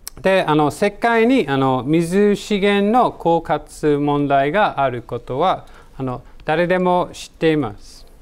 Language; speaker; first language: Japanese; non-native, learner; English